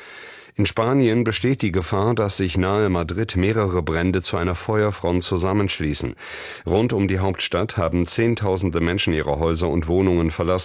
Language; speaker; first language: German; native; German